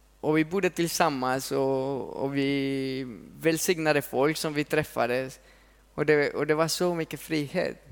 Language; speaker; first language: Swedish; non-native, fluent; Spanish